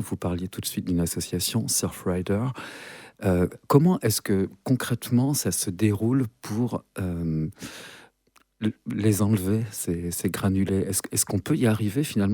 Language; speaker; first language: French; native; French